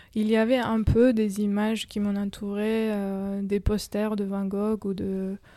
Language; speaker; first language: French; non-native, fluent; Georgian